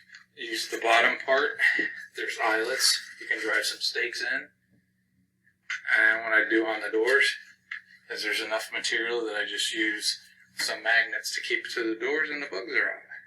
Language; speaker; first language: English; native; English